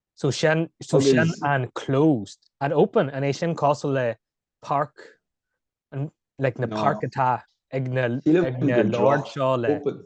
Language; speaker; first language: Irish; native; Irish